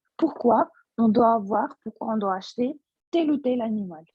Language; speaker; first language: French; non-native, fluent; Russian